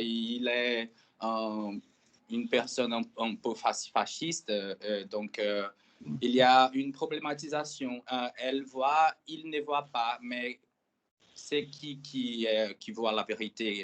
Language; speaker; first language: French; non-native, fluent; Portuguese